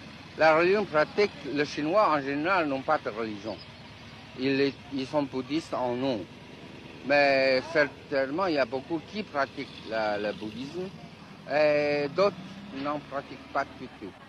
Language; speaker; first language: French; non-native, fluent; Chinese